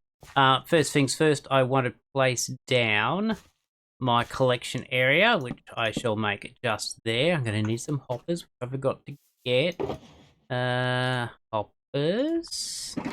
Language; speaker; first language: English; native; English